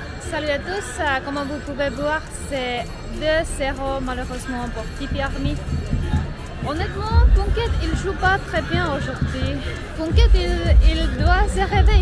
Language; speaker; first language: French; non-native, fluent; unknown